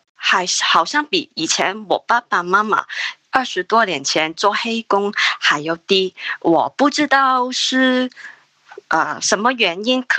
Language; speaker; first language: Chinese; non-native, local second language; Cantonese